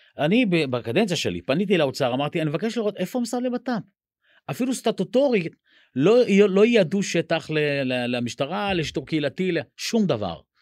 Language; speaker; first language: Hebrew; native; Hebrew